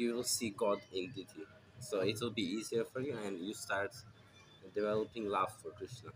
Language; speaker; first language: English; non-native, fluent; Russian